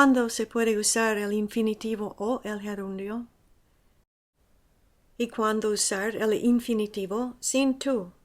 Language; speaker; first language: Spanish; non-native, fluent; English